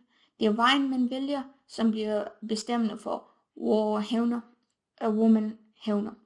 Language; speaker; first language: Danish; non-native, fluent; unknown